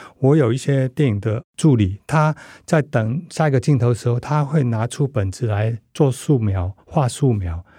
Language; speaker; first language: Chinese; non-native, local second language; Cantonese